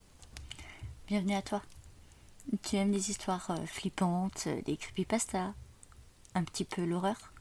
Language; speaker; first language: French; native; French